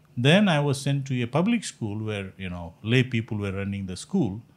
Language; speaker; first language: English; non-native, local second language; Konkani